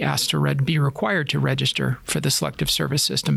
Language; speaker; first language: English; native; English